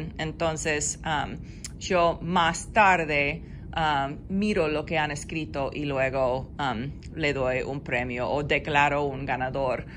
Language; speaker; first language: Spanish; non-native, fluent; English